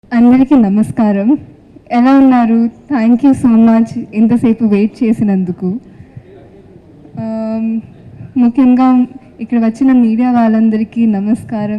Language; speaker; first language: Telugu; non-native, fluent; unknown